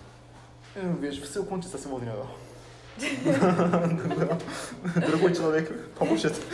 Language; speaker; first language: Russian; non-native, fluent; Japanese